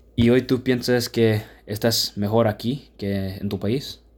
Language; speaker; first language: Spanish; early bilingual, heritage; Spanish